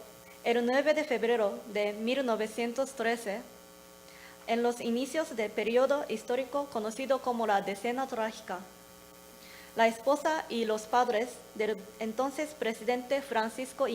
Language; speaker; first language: Spanish; non-native, learner; Japanese